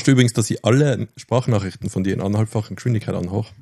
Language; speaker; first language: German; native; German